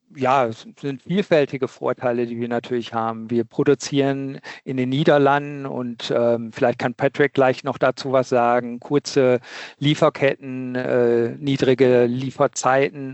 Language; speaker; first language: German; native; German